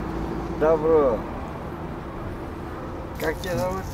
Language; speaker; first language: Russian; native; Russian